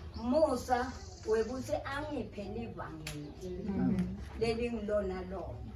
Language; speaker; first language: Zulu; non-native, local second language; Swati